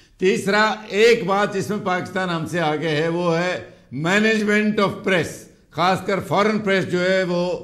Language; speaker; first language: Hindi; native; Hindi